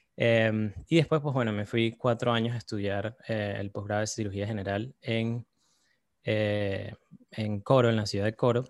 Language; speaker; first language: Spanish; native; Spanish